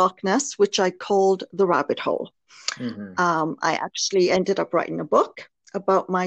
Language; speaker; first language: English; native; English